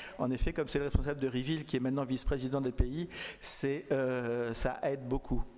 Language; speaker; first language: French; native; French